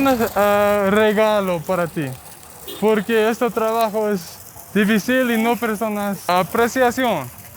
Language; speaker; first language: Spanish; non-native, learner; English